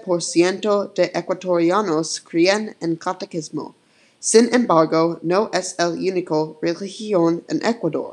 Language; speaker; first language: Spanish; non-native, learner; English